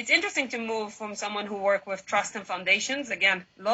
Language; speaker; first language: English; non-native, fluent; Hebrew